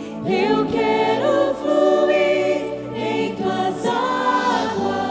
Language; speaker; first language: Portuguese; native; Portuguese